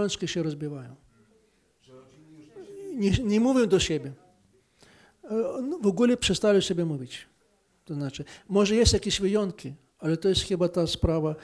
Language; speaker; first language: Polish; non-native, fluent; Ukrainian